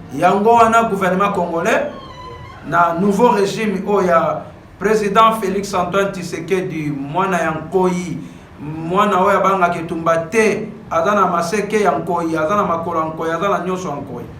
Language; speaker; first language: Lingala; native; Lingala